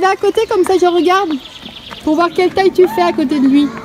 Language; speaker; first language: French; native; French